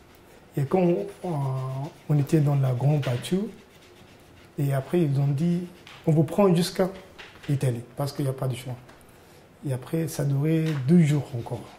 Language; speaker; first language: French; non-native, learner; Arabic